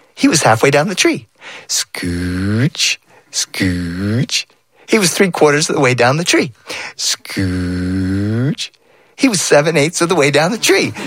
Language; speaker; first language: English; early bilingual, other home language; Spanish